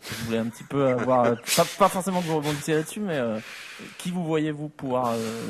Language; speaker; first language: French; native; French